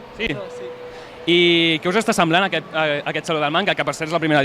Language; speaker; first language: Catalan; native; Catalan